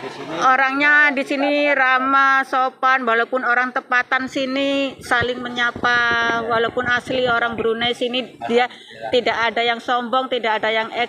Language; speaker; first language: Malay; non-native, local second language; Javanese